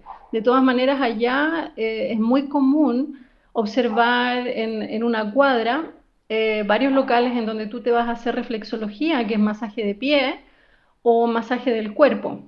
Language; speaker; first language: Spanish; native; Spanish